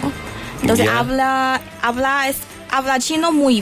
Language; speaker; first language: Spanish; non-native, learner; Chinese